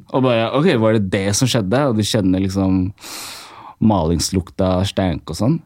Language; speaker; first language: Norwegian; early bilingual, other home language; Amharic